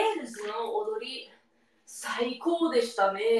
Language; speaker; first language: Japanese; non-native, learner; English